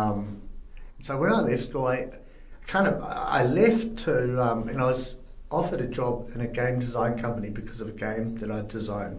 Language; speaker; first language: English; native; English